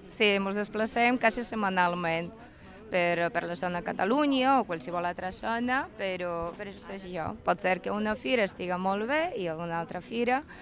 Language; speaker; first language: Catalan; native; Catalan